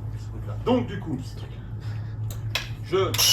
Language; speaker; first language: French; native; French